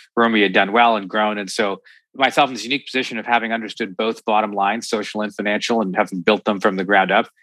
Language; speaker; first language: English; native; English